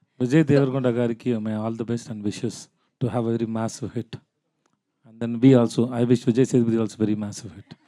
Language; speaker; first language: Telugu; non-native, learner; Tamil